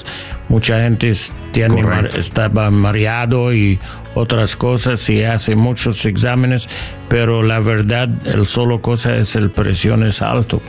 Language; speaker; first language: Spanish; non-native, learner; English